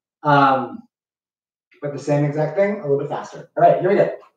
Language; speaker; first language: English; native; English